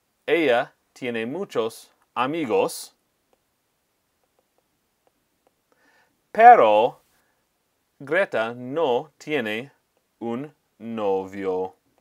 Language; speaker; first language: Spanish; non-native, fluent; English